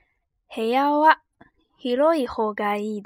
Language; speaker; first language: Japanese; non-native, fluent; Chinese